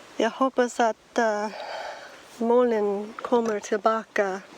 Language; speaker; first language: Swedish; non-native, learner; English